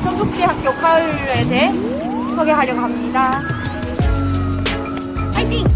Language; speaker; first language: Korean; non-native, learner; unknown